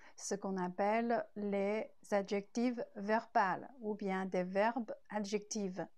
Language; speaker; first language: French; non-native, fluent; Chinese